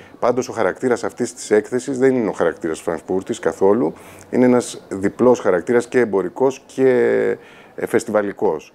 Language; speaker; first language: Greek; native; Greek